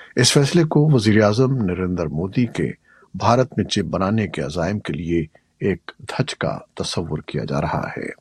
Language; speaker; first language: Urdu; native; Urdu